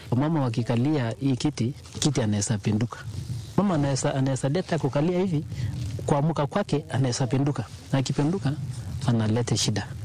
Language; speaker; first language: Swahili; non-native, local second language; Masai